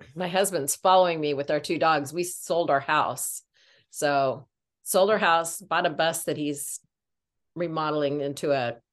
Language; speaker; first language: English; native; English